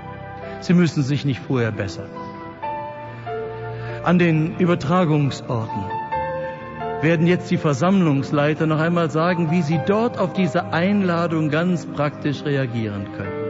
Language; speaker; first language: German; native; German